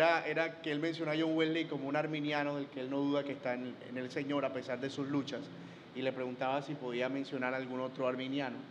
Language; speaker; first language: Spanish; native; Spanish